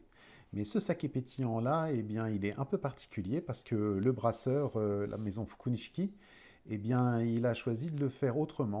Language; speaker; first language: French; native; French